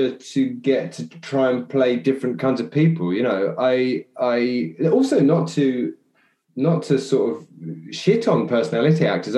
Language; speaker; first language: English; native; English